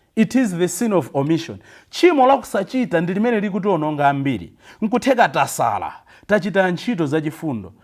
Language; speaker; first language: Nyanja; native; Nyanja